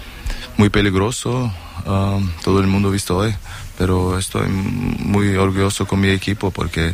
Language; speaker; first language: Spanish; non-native, learner; German